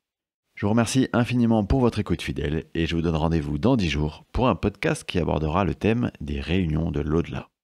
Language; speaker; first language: French; native; French